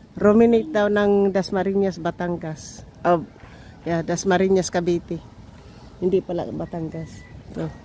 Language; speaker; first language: Filipino; non-native, local second language; Cebuano